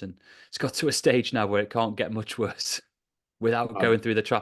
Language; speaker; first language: English; native; English